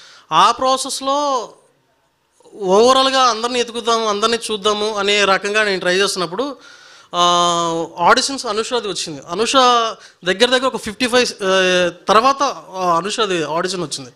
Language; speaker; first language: Telugu; native; Telugu